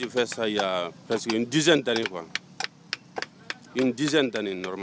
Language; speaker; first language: French; non-native, local second language; Bambara